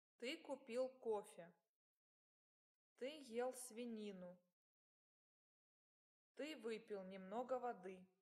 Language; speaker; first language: Russian; non-native, learner; English